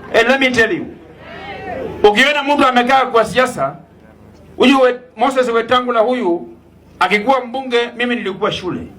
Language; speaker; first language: Swahili; non-native, local second language; Luyia